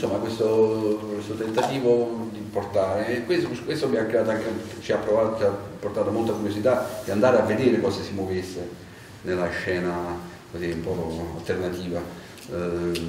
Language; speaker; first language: Italian; native; Italian